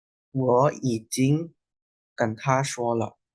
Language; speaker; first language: Chinese; non-native, fluent; Indonesian